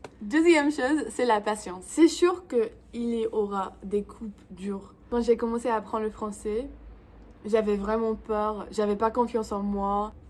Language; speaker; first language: French; non-native, fluent; English